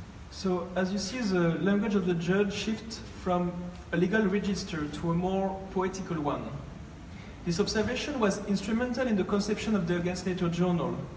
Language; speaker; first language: English; non-native, fluent; French